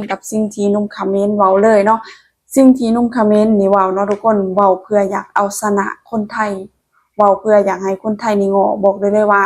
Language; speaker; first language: Thai; non-native, local second language; Lao